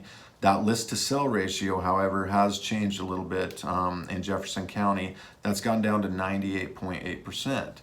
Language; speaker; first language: English; native; English